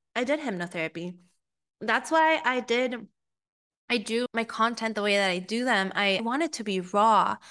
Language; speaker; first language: English; early bilingual, other home language; Spanish